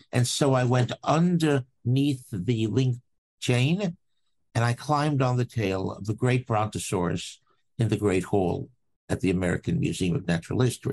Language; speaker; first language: English; native; English